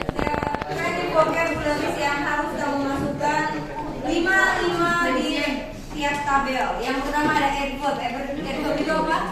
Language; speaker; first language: Indonesian; native; Indonesian